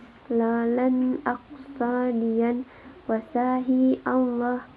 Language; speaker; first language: Arabic; non-native, learner; Indonesian